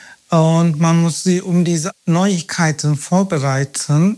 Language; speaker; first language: German; non-native, fluent; Turkish